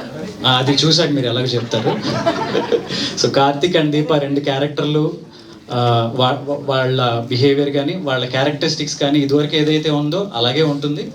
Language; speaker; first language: Telugu; native; Telugu